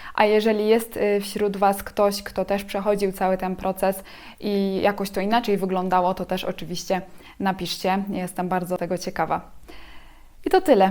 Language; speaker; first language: Polish; native; Polish